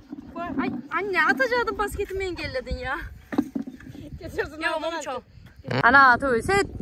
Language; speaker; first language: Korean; non-native, fluent; Turkish